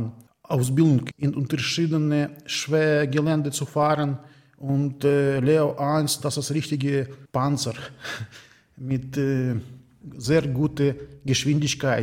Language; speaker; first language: German; non-native, learner; Ukrainian